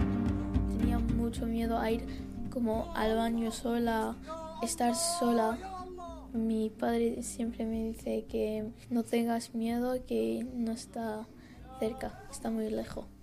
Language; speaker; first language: Spanish; non-native, learner; Arabic